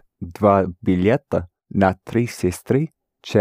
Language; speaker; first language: Russian; non-native, learner; English